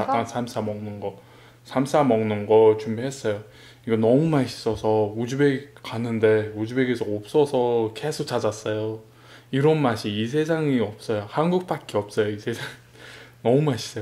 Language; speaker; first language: Korean; non-native, learner; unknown